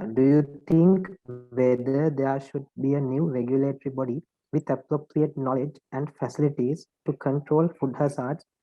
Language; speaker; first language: English; non-native, local second language; Sinhala